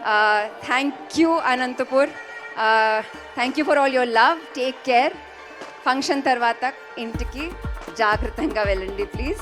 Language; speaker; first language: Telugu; non-native, fluent; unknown